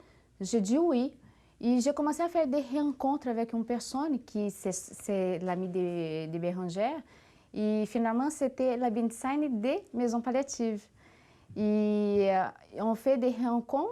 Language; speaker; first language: French; non-native, fluent; Portuguese